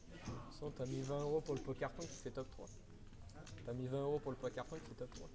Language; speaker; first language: French; native; French